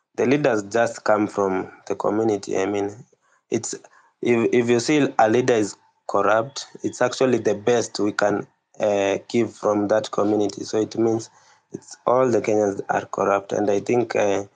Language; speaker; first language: English; non-native, local second language; Kikuyu